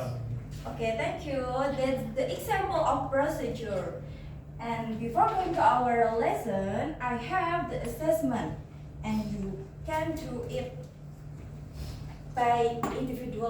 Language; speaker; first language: English; non-native, learner; Indonesian